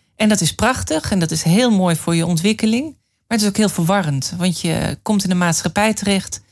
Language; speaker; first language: Dutch; native; Dutch